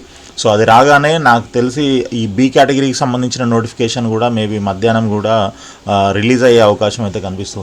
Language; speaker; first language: Telugu; native; Telugu